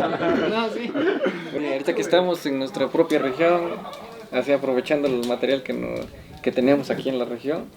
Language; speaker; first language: Spanish; native; Spanish